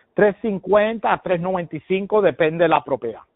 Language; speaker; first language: Spanish; early bilingual, heritage; Spanish